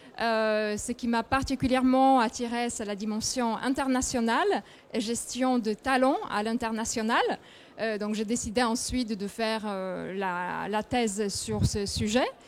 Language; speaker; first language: French; non-native, fluent; Polish